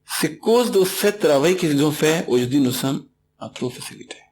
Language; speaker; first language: French; non-native, learner; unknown